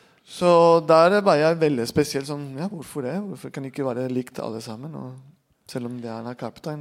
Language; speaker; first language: Norwegian; non-native, fluent; Spanish